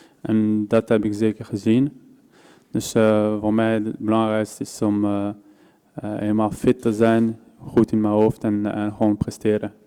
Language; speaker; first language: Dutch; non-native, local second language; French